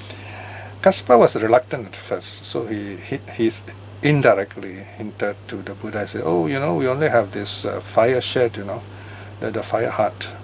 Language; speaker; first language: English; native; English